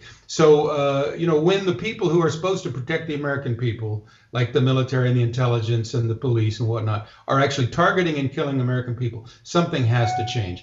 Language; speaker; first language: English; native; English